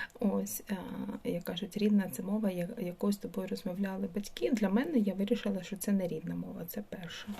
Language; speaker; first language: Ukrainian; non-native, local second language; Russian